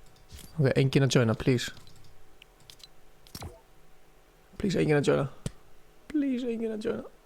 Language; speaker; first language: Icelandic; native; Icelandic